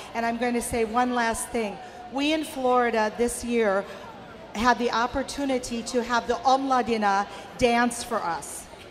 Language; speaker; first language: English; early bilingual, other home language; Czech